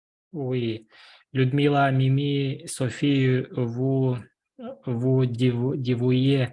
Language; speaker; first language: French; non-native, learner; Russian